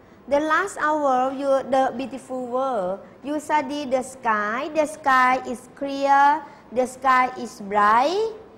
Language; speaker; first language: English; non-native, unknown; Thai